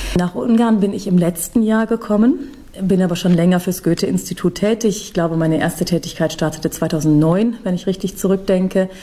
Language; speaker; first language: German; native; German